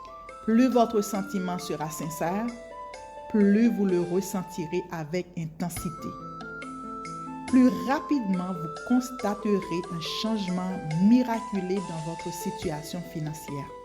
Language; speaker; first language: French; native; French